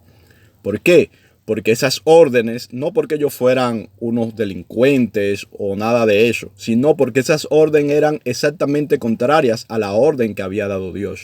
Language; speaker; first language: Spanish; native; Spanish